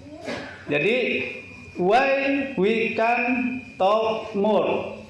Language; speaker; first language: English; non-native, learner; Indonesian